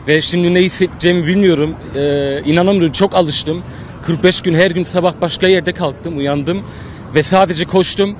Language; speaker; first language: Turkish; early bilingual, heritage; Turkish